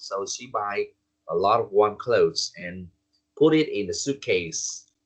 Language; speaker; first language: English; non-native, learner; Vietnamese